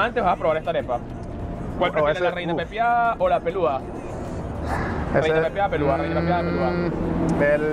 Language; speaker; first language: Spanish; native; Spanish